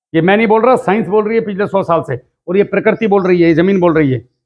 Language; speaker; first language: Hindi; native; Hindi